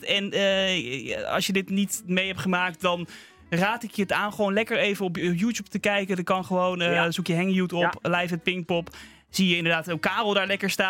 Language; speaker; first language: Dutch; native; Dutch